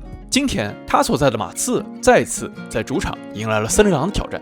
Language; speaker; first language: Chinese; native; Chinese